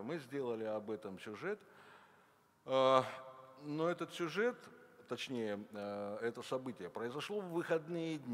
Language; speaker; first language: Russian; native; Russian